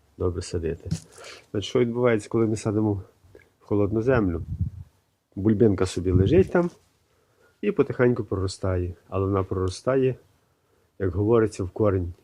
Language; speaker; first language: Ukrainian; native; Ukrainian